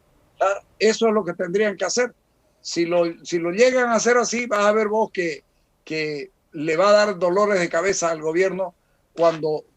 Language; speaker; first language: Spanish; native; Spanish